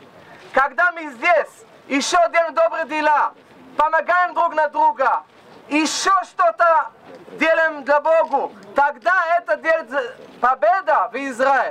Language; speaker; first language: Russian; non-native, learner; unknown